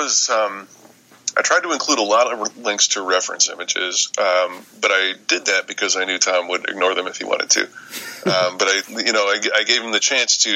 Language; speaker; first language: English; native; English